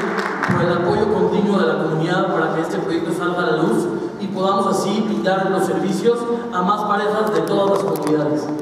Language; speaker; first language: Spanish; native; Spanish